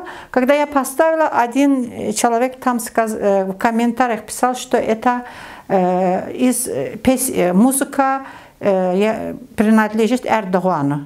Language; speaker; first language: Russian; non-native, learner; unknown